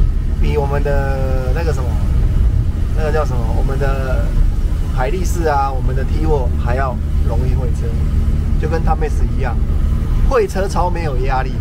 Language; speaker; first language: Chinese; native; Chinese